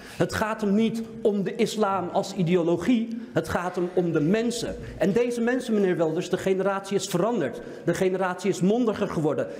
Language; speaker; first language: Dutch; early bilingual, other home language; Turkish